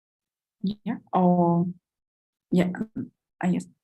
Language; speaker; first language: English; non-native, learner; Spanish